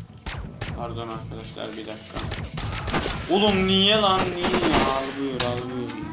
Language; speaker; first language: Turkish; native; Turkish